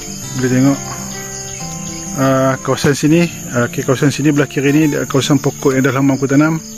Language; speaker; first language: Malay; native; Malay